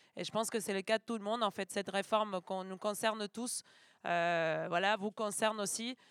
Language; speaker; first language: French; non-native, fluent; Spanish